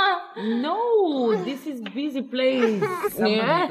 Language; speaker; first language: English; non-native, learner; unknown